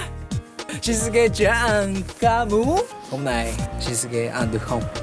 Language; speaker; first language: Vietnamese; non-native, learner; Japanese